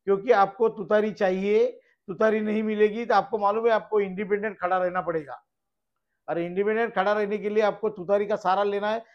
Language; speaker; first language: Hindi; non-native, local second language; Marathi